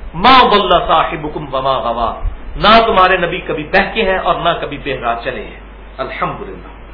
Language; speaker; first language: Urdu; non-native, local second language; Punjabi